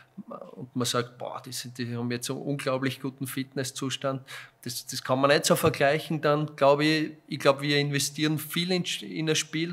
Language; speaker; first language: German; native; German